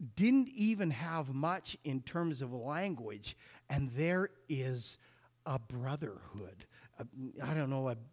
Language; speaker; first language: English; native; English